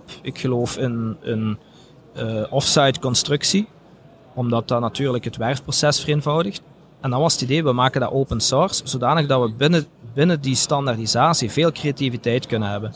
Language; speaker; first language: Dutch; native; Dutch